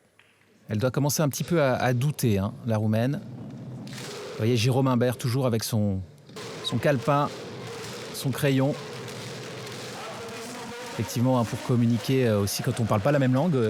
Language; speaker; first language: French; native; French